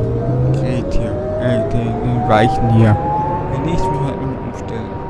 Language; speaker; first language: German; native; German